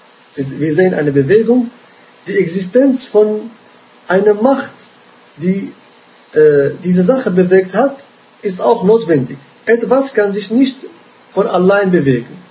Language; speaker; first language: German; non-native, fluent; Arabic